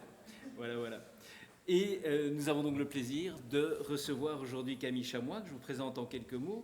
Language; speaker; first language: French; native; French